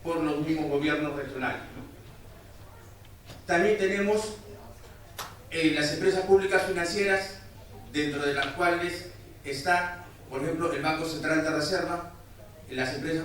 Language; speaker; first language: Spanish; native; Spanish